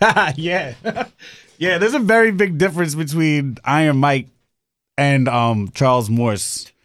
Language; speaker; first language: English; native; English